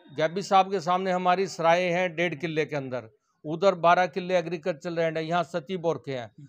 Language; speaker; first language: Hindi; native; Hindi